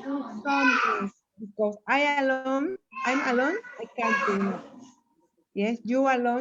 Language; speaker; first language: English; non-native, learner; Spanish